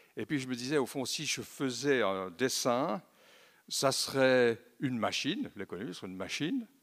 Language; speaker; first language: French; native; French